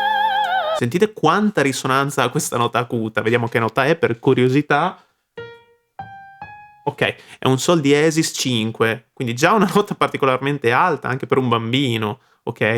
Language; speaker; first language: Italian; native; Italian